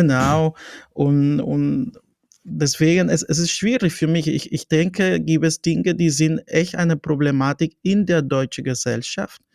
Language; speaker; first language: German; non-native, fluent; Spanish